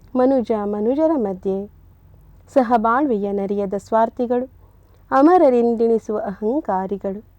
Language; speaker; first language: Kannada; native; Kannada